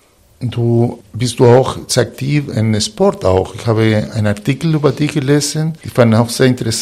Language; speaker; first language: German; non-native, fluent; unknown